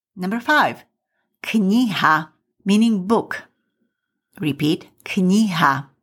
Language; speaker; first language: English; non-native, fluent; Slovak